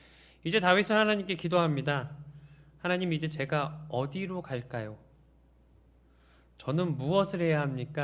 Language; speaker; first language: Korean; native; Korean